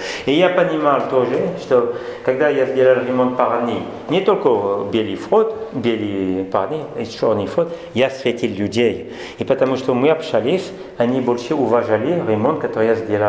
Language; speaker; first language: Russian; non-native, learner; French